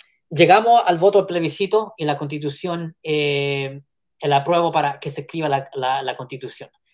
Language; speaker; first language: Spanish; early bilingual, heritage; Spanish